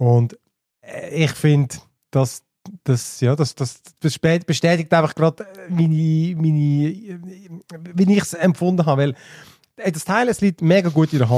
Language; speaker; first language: German; native; German